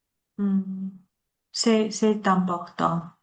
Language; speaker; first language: French; non-native, learner; Chinese